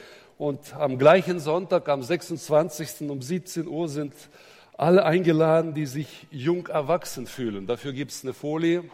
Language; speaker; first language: German; native; German